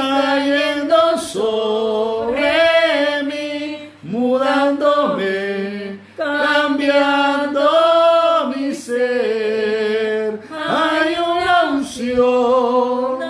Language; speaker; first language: Spanish; native; Spanish